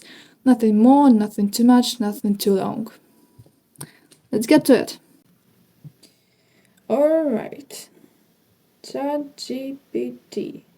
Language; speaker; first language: English; non-native, fluent; Ukrainian